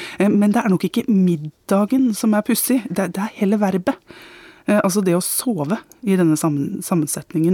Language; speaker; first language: Norwegian; native; Norwegian